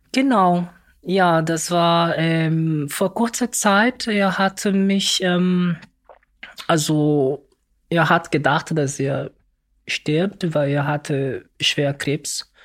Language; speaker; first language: German; non-native, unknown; Portuguese